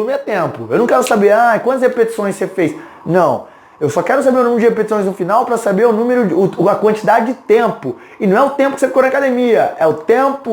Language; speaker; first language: Portuguese; native; Portuguese